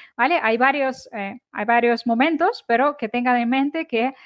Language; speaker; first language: Spanish; non-native, fluent; Ukrainian